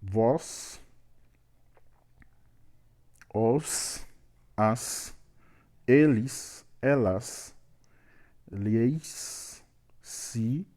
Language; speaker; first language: Portuguese; non-native, learner; Haitian Creole